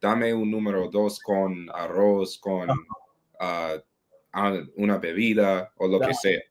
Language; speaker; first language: Spanish; non-native, learner; English